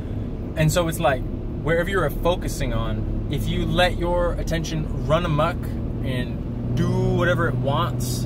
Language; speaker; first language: English; native; English